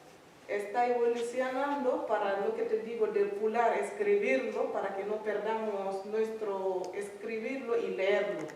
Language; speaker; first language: Spanish; non-native, learner; Fula